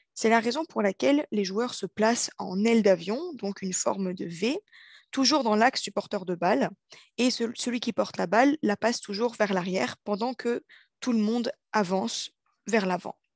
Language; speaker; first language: French; native; French